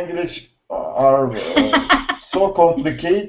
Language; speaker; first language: English; non-native, learner; Turkish